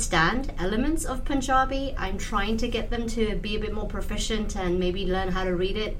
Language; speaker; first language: English; non-native, local second language; Punjabi